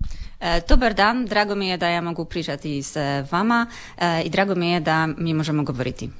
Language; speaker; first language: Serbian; non-native, learner; Polish